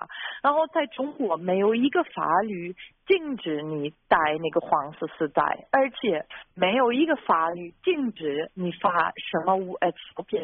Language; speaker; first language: Chinese; non-native, fluent; German